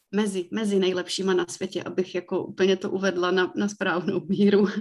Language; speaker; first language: Czech; native; Czech